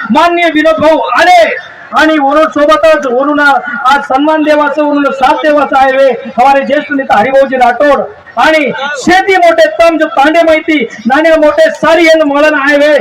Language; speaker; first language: Marathi; non-native, local second language; Lambadi